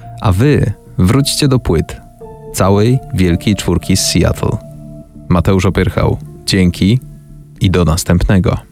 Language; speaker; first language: Polish; native; Polish